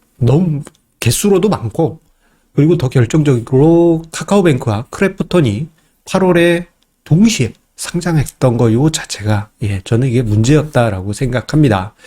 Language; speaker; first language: Korean; native; Korean